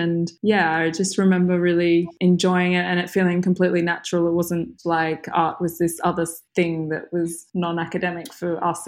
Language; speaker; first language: English; native; English